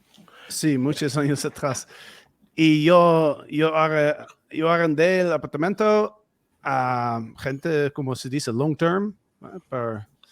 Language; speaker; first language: Spanish; non-native, fluent; Dutch